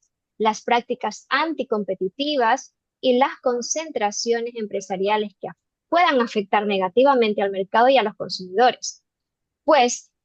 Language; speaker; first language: Spanish; native; Spanish